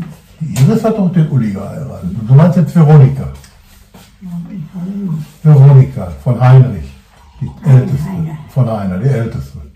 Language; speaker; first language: German; native; German